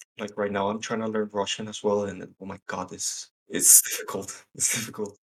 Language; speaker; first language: English; non-native, fluent; Spanish